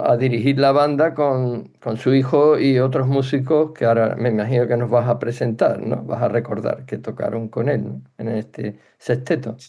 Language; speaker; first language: Spanish; native; Spanish